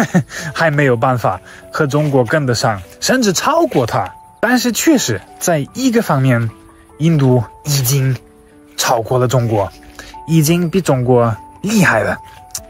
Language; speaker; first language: Chinese; non-native, fluent; German